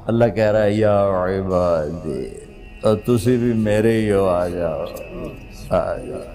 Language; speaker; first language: Urdu; non-native, local second language; Punjabi